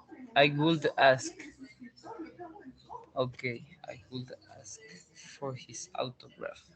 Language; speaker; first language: English; non-native, learner; Spanish